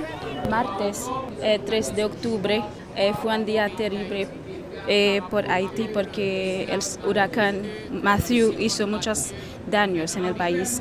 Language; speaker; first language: Spanish; non-native, fluent; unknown